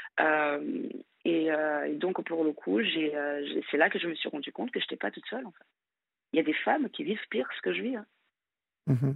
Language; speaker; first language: French; non-native, fluent; Portuguese